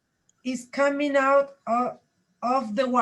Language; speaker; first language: English; non-native, learner; Spanish